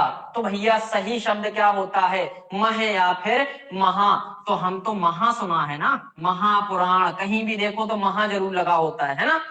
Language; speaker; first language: Hindi; native; Hindi